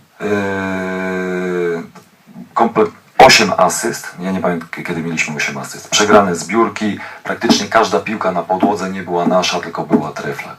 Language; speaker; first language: Polish; non-native, fluent; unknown